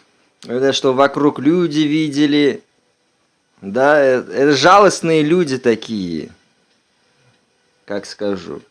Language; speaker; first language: Russian; non-native, local second language; Uzbek